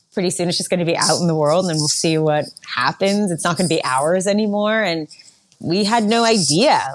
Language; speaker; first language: English; native; English